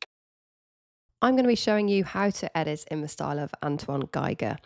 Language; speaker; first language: English; native; English